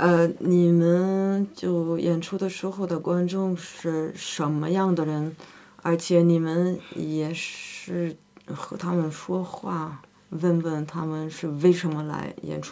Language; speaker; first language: Chinese; non-native, fluent; German